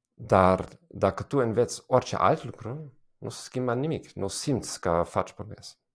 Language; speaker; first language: Romanian; non-native, fluent; German